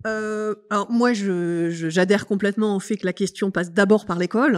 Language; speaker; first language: French; native; French